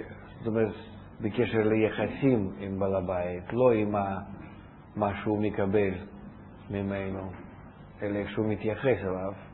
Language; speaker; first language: Hebrew; non-native, fluent; Russian